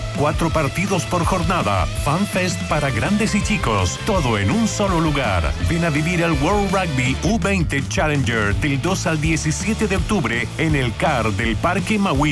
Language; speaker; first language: Spanish; native; Spanish